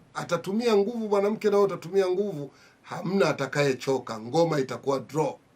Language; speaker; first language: Swahili; native; Swahili